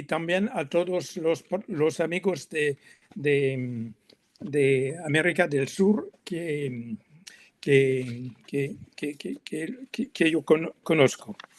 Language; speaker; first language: Spanish; non-native, learner; French